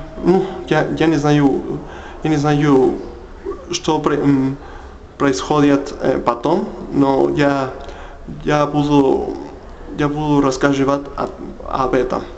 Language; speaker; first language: Russian; non-native, learner; Spanish